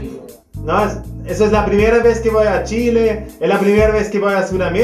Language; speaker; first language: Spanish; non-native, fluent; German